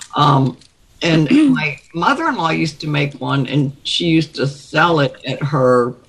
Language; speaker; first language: English; native; English